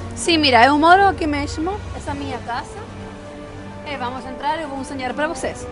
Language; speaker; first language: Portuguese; non-native, learner; Spanish